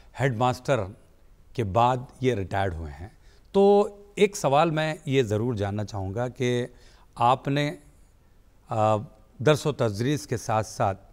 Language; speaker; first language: Urdu; native; Urdu